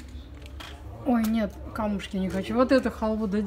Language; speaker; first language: Russian; native; Russian